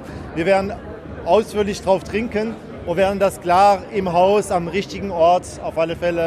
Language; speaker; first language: German; native; German